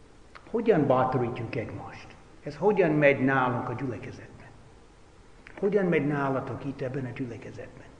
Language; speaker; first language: Hungarian; non-native, fluent; English